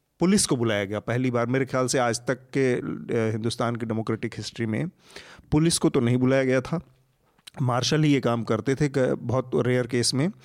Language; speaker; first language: Hindi; native; Hindi